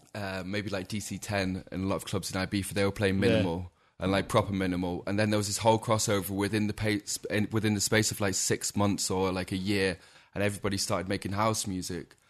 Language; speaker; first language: English; native; English